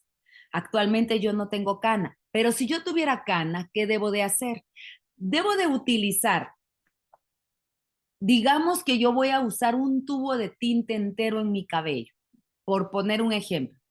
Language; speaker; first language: Spanish; native; Spanish